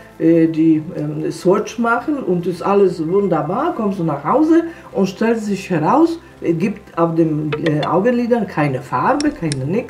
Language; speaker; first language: German; non-native, fluent; Polish